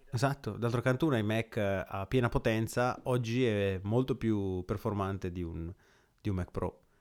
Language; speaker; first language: Italian; native; Italian